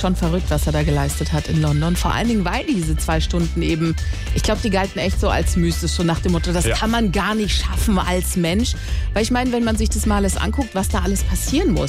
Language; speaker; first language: German; native; German